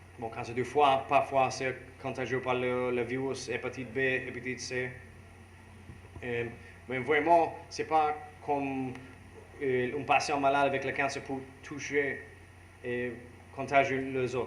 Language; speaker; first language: French; non-native, learner; English